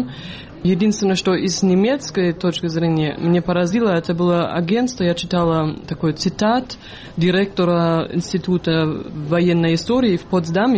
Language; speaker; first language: Russian; non-native, fluent; German